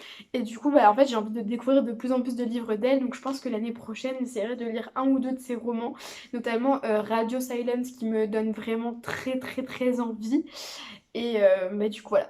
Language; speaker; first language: French; native; French